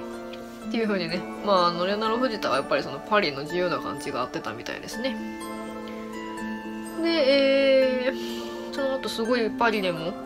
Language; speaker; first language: Japanese; native; Japanese